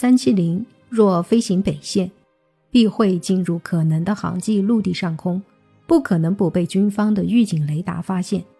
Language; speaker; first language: Chinese; native; Chinese